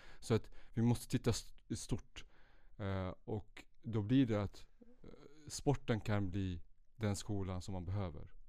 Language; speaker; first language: Swedish; early bilingual, other home language; Central Kurdish